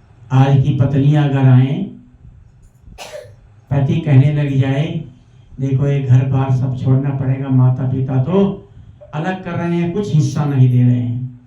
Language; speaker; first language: Hindi; native; Hindi